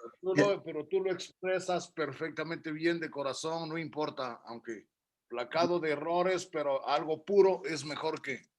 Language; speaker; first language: Spanish; native; Spanish